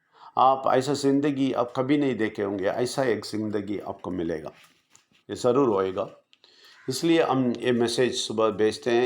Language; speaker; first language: Hindi; non-native, local second language; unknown